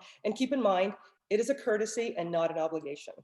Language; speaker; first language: English; native; English